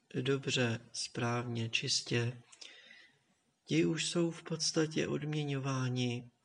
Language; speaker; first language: Czech; native; Czech